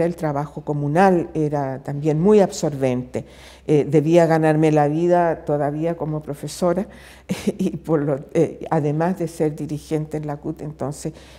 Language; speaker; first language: Spanish; native; Spanish